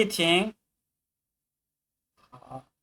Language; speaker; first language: Chinese; non-native, fluent; Lao